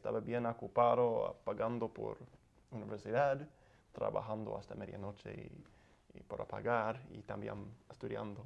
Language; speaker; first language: Spanish; non-native, learner; English